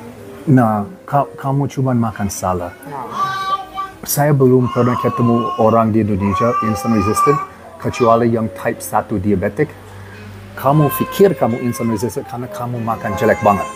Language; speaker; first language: Indonesian; non-native, learner; English